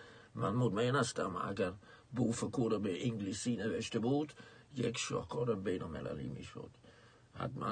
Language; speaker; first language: Persian; non-native, fluent; Dutch